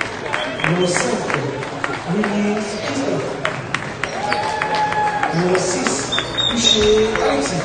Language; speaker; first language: French; native; French